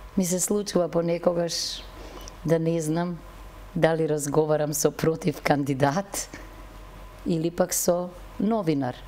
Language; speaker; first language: Macedonian; native; Macedonian